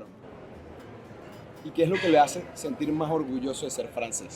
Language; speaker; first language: Spanish; native; Spanish